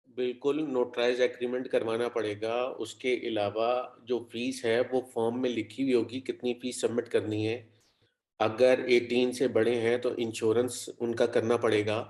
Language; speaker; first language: Urdu; native; Urdu